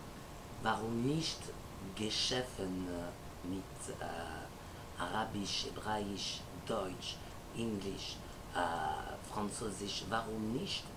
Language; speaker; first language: German; non-native, learner; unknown